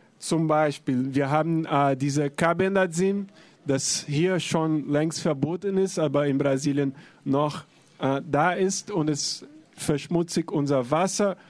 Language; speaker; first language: German; non-native, fluent; Portuguese